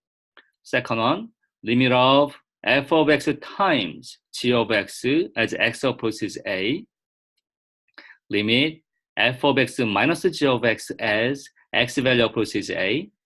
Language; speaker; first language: English; non-native, fluent; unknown